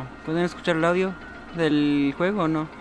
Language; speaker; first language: Spanish; non-native, fluent; English